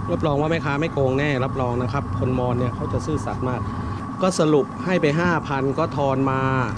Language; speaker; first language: Thai; native; Thai